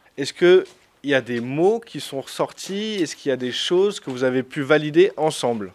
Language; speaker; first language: French; native; French